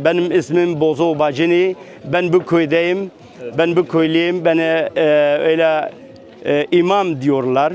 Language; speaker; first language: Turkish; non-native, local second language; Kurdish